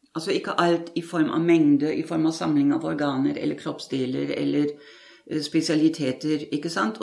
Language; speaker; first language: Norwegian; non-native, fluent; German